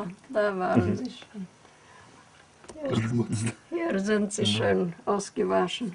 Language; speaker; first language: German; early bilingual, heritage; German